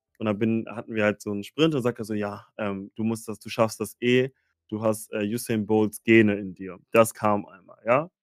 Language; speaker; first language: German; early bilingual, other home language; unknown